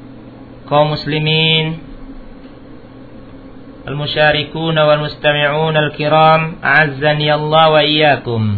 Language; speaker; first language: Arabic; non-native, fluent; Indonesian